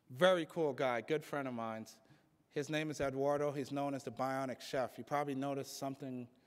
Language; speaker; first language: English; native; English